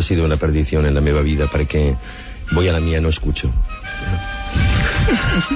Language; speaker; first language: Catalan; non-native, local second language; Spanish